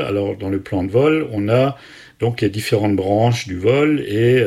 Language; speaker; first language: French; native; French